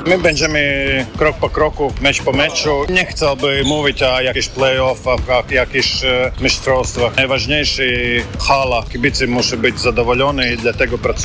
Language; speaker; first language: Polish; non-native, fluent; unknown